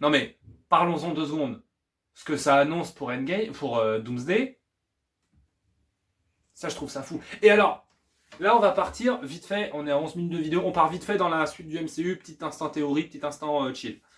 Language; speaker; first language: French; native; French